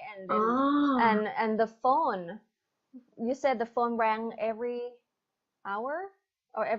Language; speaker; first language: English; non-native, fluent; Thai